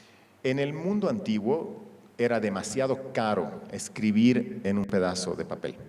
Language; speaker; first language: Spanish; native; Spanish